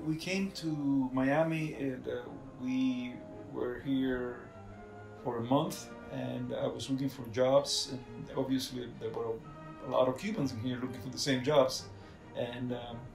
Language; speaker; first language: English; non-native, fluent; Spanish